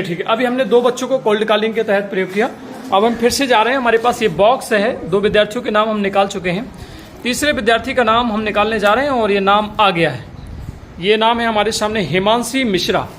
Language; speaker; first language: Hindi; native; Hindi